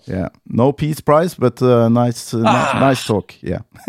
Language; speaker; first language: English; non-native, fluent; Norwegian